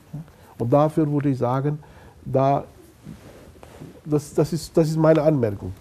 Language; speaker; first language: German; non-native, fluent; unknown